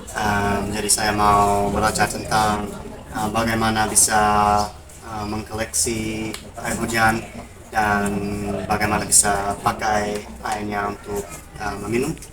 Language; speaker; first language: Indonesian; non-native, learner; English